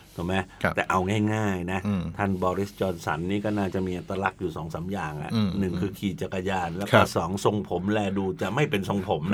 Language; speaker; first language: Thai; native; Thai